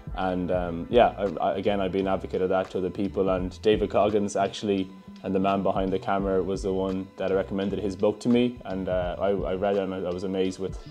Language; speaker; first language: English; native; English